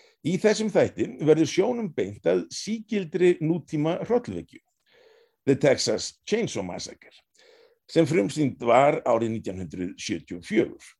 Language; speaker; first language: Icelandic; native; Icelandic